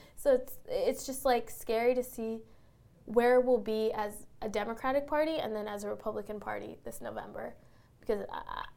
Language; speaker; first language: English; native; English